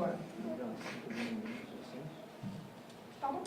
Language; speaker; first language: French; native; French